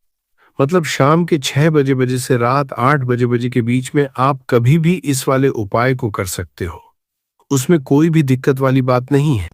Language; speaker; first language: Hindi; native; Hindi